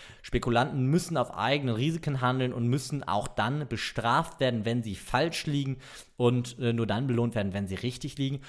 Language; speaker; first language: German; native; German